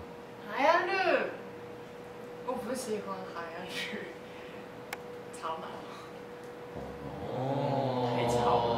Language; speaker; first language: Chinese; non-native, learner; Japanese